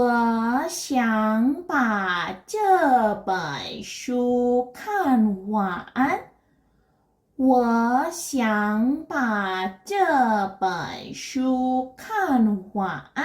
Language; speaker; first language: Chinese; non-native, fluent; Korean